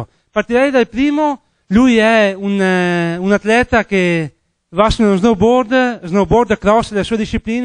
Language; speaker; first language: Italian; native; Italian